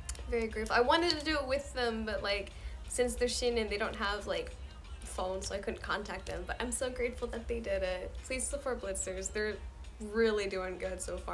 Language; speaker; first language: English; native; English